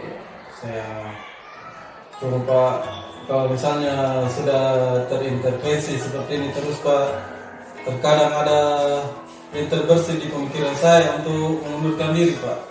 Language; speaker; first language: Indonesian; native; Indonesian